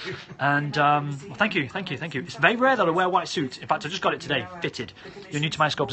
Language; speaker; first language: English; native; English